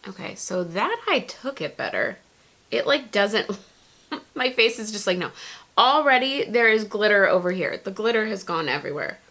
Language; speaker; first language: English; native; English